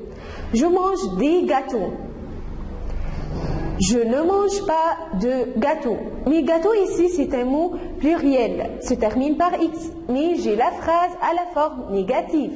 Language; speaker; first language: French; non-native, fluent; Arabic